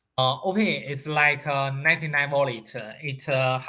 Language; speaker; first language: English; non-native, learner; Chinese